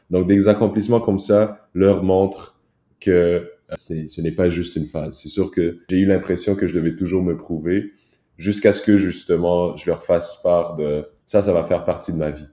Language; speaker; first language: French; early bilingual, other home language; Kinyarwanda